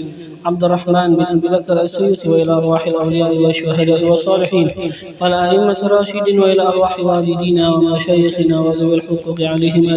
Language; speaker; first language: Arabic; non-native, fluent; Indonesian